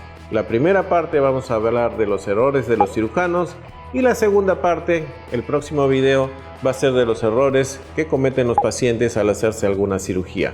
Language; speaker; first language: Spanish; native; Spanish